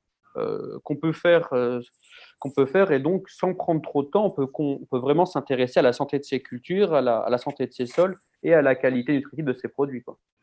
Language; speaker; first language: French; native; French